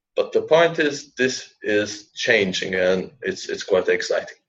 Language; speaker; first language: English; non-native, fluent; Turkish